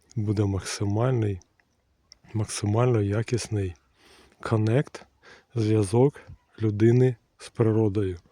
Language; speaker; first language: Ukrainian; non-native, local second language; Russian